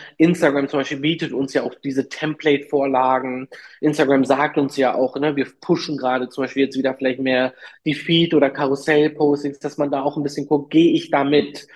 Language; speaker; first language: German; early bilingual, other home language; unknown